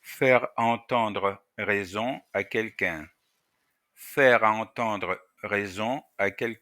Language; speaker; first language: French; non-native, fluent; Russian